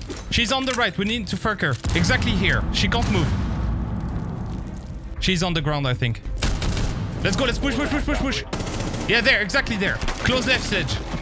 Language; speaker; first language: English; non-native, fluent; French